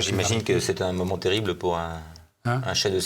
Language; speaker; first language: French; native; French